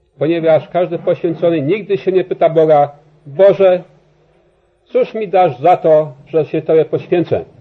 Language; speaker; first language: Polish; early bilingual, heritage; Polish